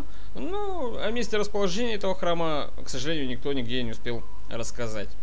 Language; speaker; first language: Russian; native; Russian